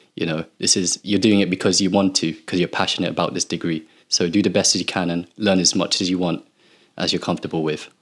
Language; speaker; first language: English; native; English